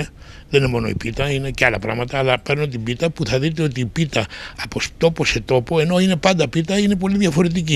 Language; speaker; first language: Greek; native; Greek